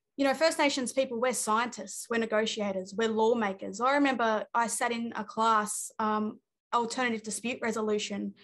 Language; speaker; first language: English; native; English